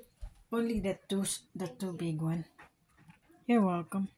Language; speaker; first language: English; non-native, local second language; Filipino